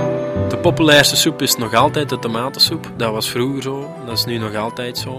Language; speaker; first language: Dutch; native; Dutch